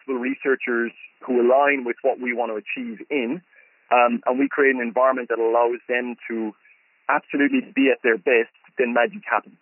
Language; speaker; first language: English; native; English